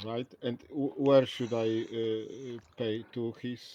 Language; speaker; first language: English; non-native, learner; Polish